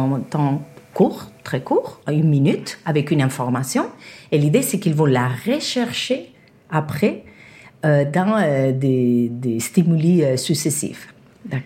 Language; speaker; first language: French; non-native, fluent; Spanish